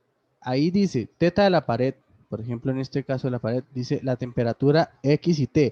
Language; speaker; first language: Spanish; native; Spanish